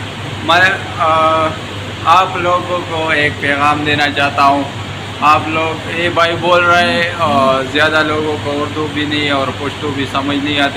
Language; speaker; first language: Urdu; non-native, local second language; Pashto